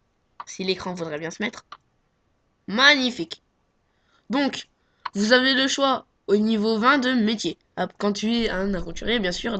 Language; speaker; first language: French; native; French